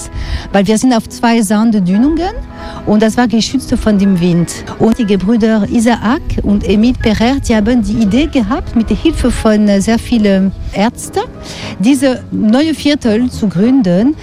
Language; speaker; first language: German; non-native, fluent; French